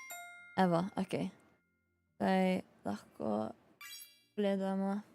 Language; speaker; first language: Slovenian; early bilingual, heritage; Slovenian